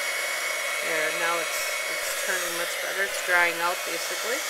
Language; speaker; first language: English; native; English